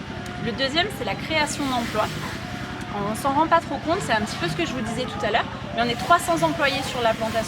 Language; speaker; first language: French; native; French